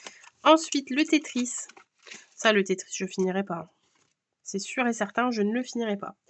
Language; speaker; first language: French; native; French